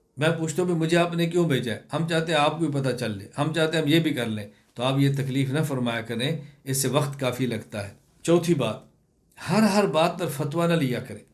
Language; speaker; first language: Urdu; non-native, local second language; Punjabi